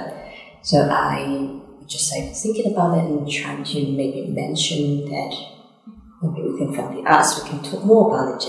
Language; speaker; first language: English; non-native, local second language; Cantonese